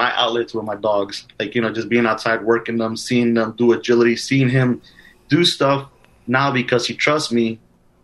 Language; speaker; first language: English; native; English